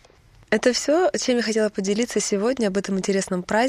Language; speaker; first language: Russian; native; Russian